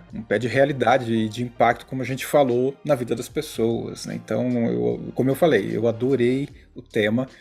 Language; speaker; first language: Portuguese; native; Portuguese